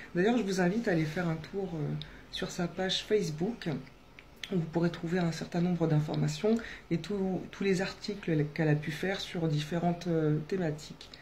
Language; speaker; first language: French; early bilingual, other home language; Soninke